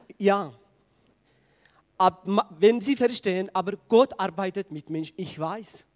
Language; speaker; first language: German; non-native, learner; Tigrinya